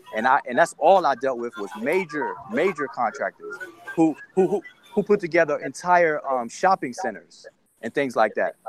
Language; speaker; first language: English; native; English